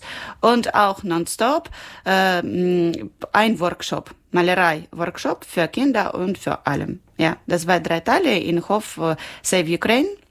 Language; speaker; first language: German; non-native, learner; Ukrainian